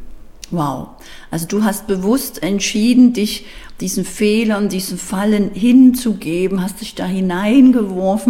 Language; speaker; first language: German; native; German